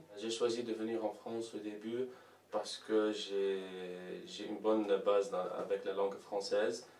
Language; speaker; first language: French; non-native, local second language; Arabic